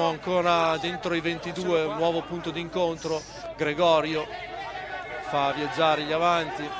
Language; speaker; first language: Italian; native; Italian